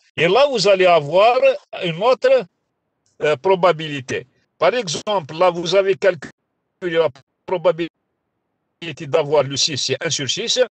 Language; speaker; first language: French; non-native, local second language; Arabic